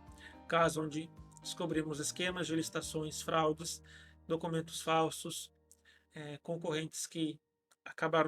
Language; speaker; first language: Portuguese; native; Portuguese